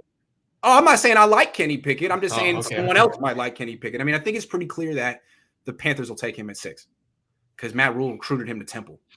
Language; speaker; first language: English; native; English